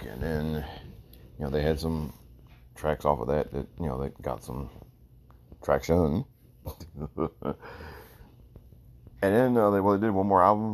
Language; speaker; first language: English; native; English